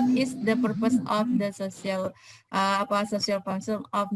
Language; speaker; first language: English; non-native, fluent; Indonesian